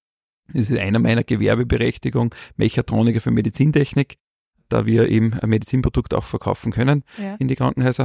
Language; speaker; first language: German; native; German